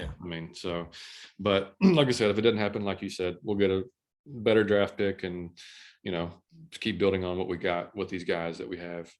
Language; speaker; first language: English; native; English